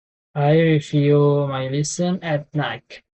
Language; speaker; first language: English; non-native, learner; Indonesian